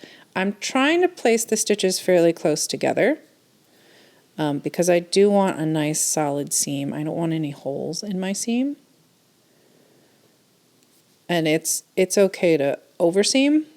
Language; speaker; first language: English; native; English